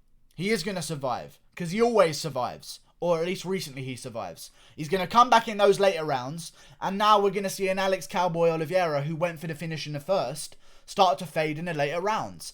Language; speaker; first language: English; native; English